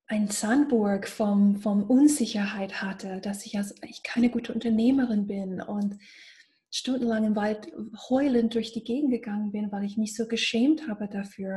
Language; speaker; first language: German; non-native, fluent; English